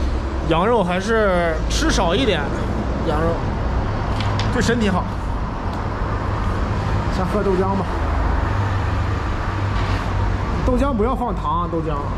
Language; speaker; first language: Chinese; native; Chinese